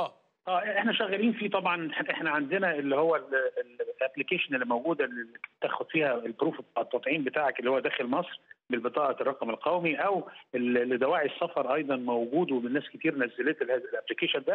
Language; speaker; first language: Arabic; native; Arabic